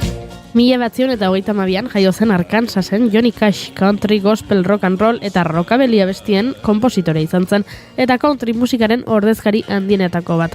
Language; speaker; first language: Basque; native; Basque